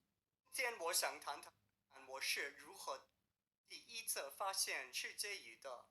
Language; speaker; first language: Chinese; non-native, learner; English